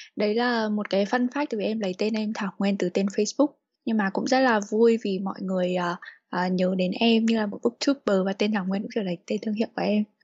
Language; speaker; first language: Vietnamese; native; Vietnamese